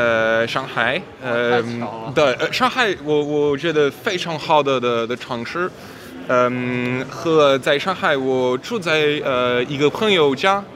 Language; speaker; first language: Chinese; non-native, learner; French